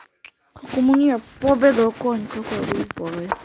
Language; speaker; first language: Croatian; early bilingual, heritage; Croatian